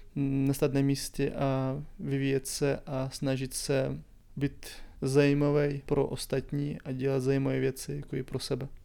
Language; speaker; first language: Czech; non-native, fluent; Ukrainian